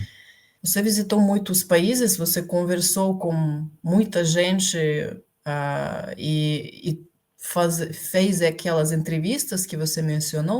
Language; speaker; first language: Portuguese; non-native, fluent; Ukrainian